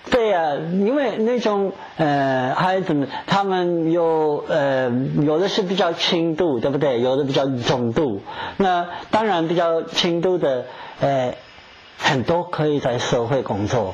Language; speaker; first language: Chinese; non-native, fluent; English